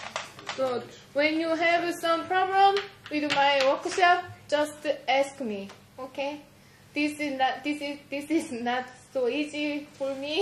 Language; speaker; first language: English; non-native, learner; Korean